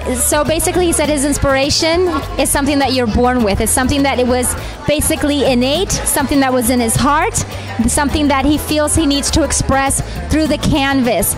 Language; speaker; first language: English; early bilingual, other home language; Spanish